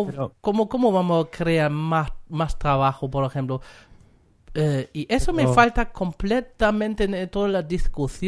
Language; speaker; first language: Spanish; non-native, fluent; German